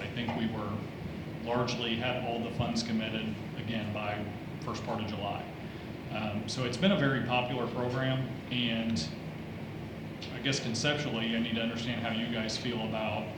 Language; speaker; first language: English; native; English